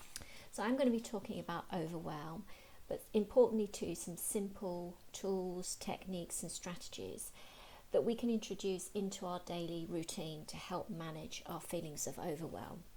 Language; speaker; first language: English; native; English